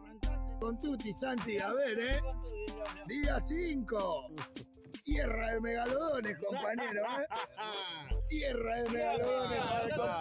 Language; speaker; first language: Spanish; native; Spanish